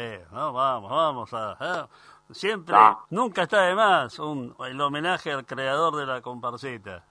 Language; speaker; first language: Spanish; native; Spanish